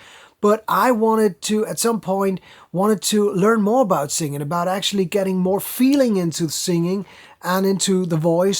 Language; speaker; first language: English; non-native, fluent; German